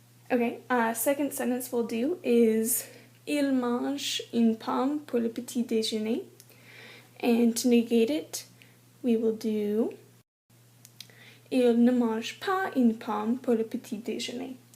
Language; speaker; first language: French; non-native, learner; English